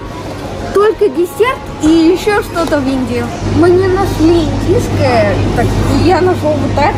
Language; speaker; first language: Russian; early bilingual, heritage; Russian